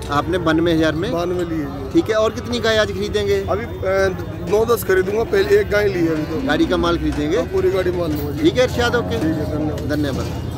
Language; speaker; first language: Hindi; non-native, local second language; Punjabi